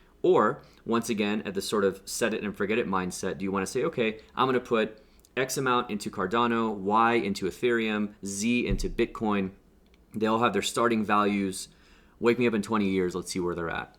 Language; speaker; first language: English; native; English